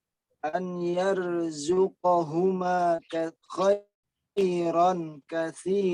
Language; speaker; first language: Arabic; non-native, learner; Indonesian